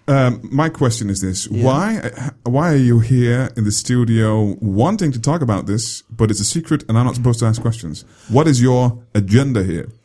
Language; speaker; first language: English; non-native, fluent; Danish